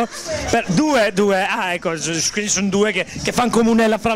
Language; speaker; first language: Italian; native; Italian